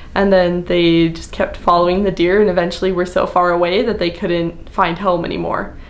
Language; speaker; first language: English; native; English